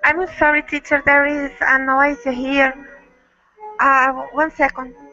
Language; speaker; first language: English; non-native, learner; Portuguese